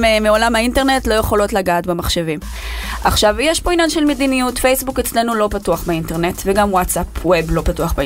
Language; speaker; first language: Hebrew; native; Hebrew